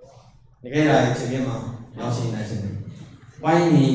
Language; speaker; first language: Chinese; native; Chinese